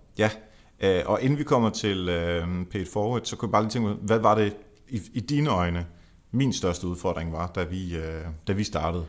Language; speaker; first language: Danish; native; Danish